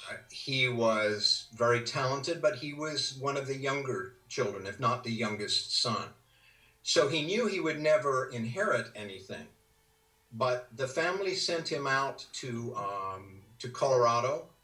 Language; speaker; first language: English; native; English